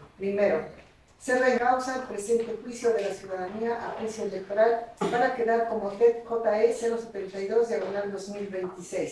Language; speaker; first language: Spanish; native; Spanish